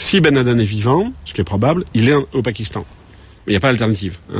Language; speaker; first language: French; native; French